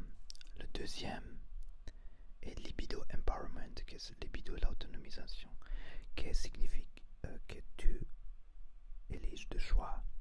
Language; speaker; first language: French; non-native, learner; Spanish